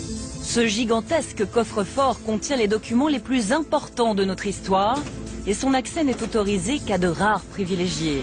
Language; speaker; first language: French; native; French